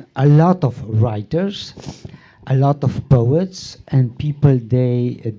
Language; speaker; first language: English; non-native, fluent; Slovenian